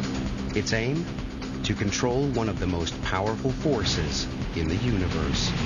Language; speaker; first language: English; native; English